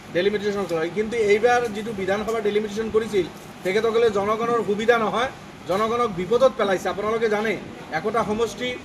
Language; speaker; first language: Assamese; non-native, local second language; Bangla